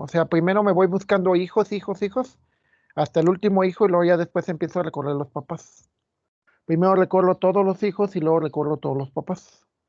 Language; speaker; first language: Spanish; native; Spanish